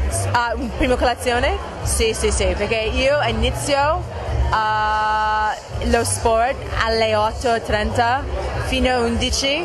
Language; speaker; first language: Italian; non-native, fluent; English